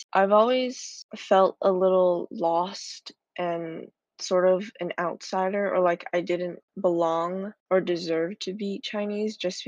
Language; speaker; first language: English; native; English